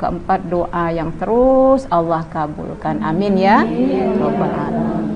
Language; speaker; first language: Indonesian; native; Indonesian